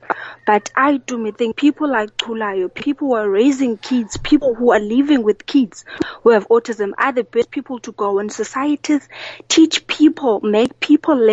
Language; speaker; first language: English; non-native, local second language; Xhosa